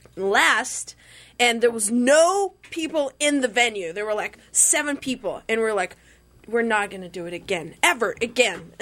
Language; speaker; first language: English; non-native, fluent; Russian